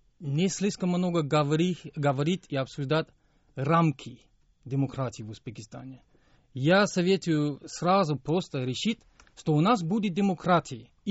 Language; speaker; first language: Russian; non-native, fluent; English